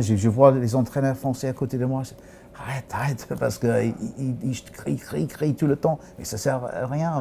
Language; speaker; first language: French; non-native, fluent; English